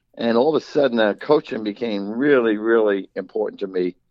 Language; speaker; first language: English; native; English